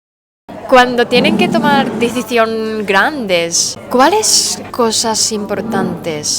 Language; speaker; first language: Spanish; non-native, learner; Japanese